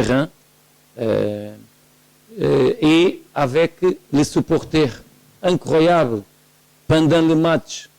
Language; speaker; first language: French; non-native, learner; Portuguese